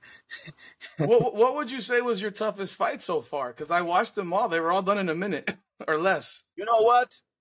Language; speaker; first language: English; non-native, learner; Spanish